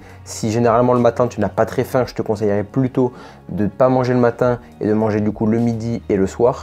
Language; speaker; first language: French; native; French